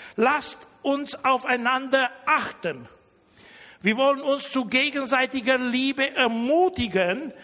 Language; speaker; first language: German; early bilingual, heritage; Romanian